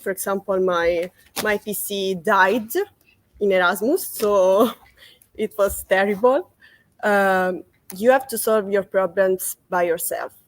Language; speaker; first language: English; non-native, fluent; Italian